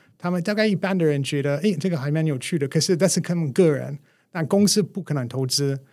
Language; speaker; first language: Chinese; non-native, fluent; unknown